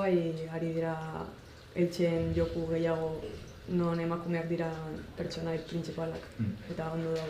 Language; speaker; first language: Basque; non-native, local second language; Spanish